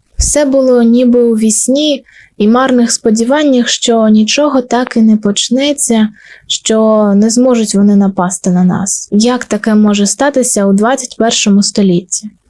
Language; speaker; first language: Ukrainian; non-native, local second language; Russian